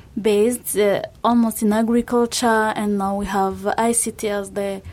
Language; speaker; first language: English; non-native, local second language; Kinyarwanda